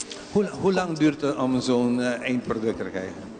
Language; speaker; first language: Dutch; non-native, local second language; Papiamento